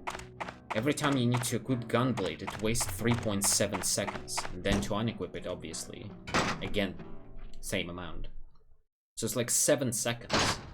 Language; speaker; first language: English; non-native, fluent; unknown